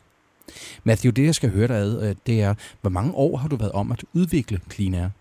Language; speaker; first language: Danish; native; Danish